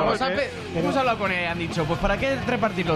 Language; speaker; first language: Spanish; native; Spanish